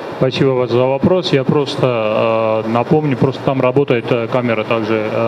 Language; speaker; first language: Russian; non-native, local second language; Armenian